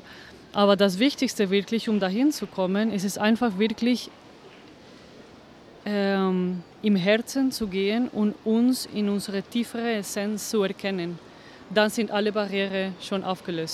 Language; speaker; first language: German; non-native, fluent; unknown